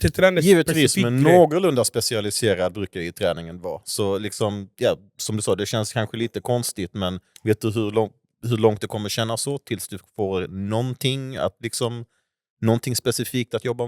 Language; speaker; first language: Swedish; native; Swedish